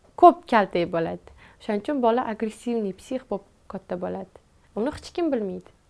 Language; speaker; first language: Uzbek; non-native, local second language; Tajik